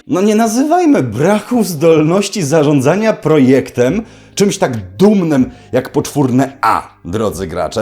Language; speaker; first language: Polish; native; Polish